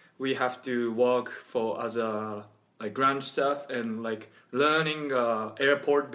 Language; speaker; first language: English; non-native, learner; Japanese